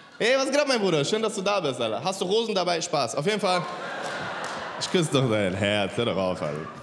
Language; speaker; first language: German; native; German